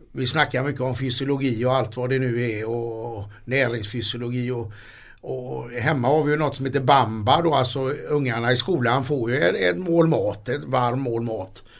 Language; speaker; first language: Swedish; native; Swedish